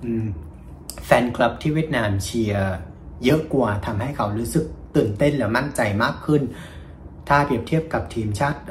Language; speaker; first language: Thai; non-native, fluent; Vietnamese